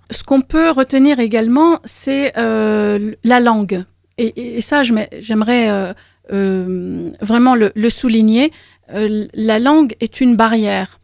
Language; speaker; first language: French; native; French